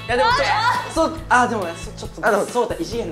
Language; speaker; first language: Japanese; native; Japanese